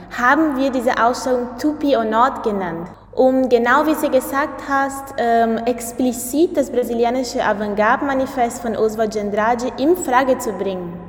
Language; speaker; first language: German; non-native, fluent; Portuguese